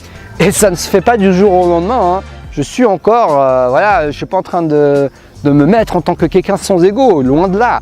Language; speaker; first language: French; native; French